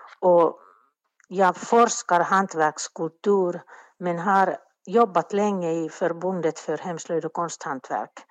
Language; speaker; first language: Swedish; non-native, local second language; Finnish